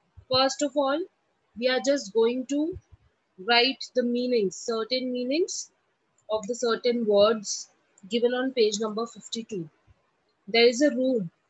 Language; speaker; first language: English; non-native, local second language; Hindi